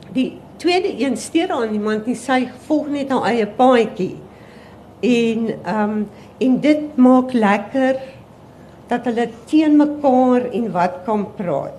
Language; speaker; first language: Afrikaans; native; Afrikaans